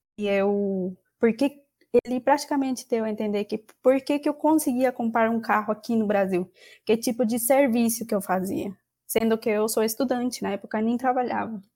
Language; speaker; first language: Portuguese; non-native, fluent; Spanish